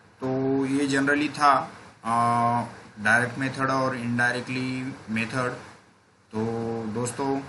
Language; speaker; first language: Hindi; non-native, local second language; Marathi